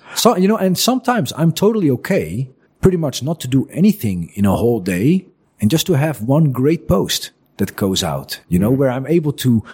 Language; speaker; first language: English; non-native, fluent; Dutch